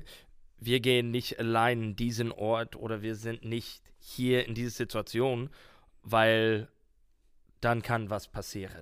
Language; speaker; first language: German; non-native, learner; English